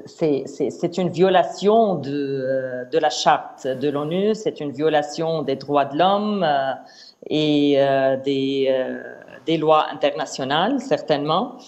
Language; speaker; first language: French; non-native, fluent; Arabic